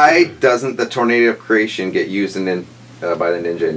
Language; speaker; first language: English; native; English